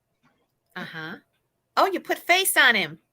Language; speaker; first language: English; native; English